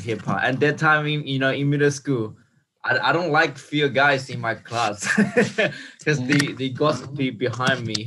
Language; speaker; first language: English; non-native, fluent; Chinese